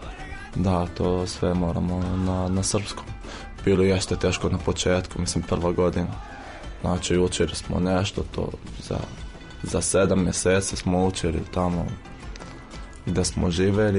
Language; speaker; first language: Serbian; non-native, fluent; Arabic